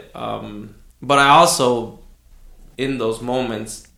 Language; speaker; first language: English; early bilingual, other home language; Spanish